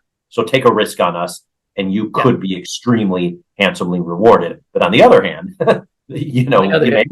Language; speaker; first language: English; native; English